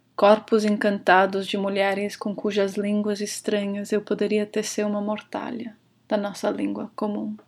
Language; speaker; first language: Portuguese; non-native, fluent; English